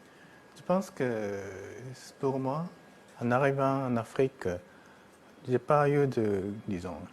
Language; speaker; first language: French; non-native, fluent; Japanese